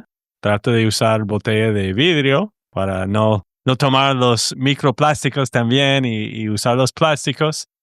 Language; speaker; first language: Spanish; non-native, fluent; English